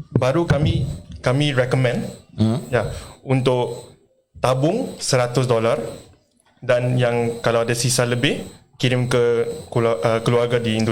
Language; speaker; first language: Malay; non-native, local second language; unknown